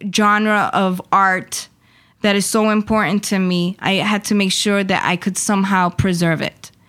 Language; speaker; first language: English; early bilingual, other home language; Spanish